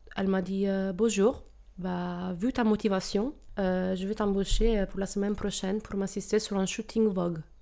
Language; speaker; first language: French; non-native, fluent; Italian